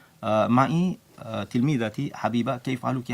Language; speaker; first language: Arabic; non-native, fluent; Malay